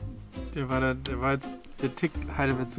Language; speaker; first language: German; native; German